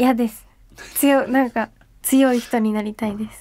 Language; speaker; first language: Japanese; native; Japanese